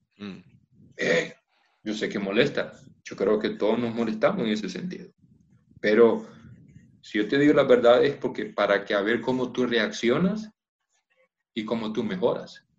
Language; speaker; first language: Spanish; native; Spanish